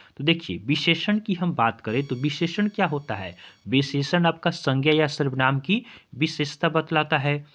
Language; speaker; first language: Hindi; native; Hindi